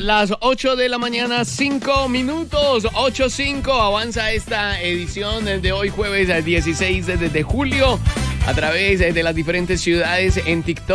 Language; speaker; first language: Spanish; native; Spanish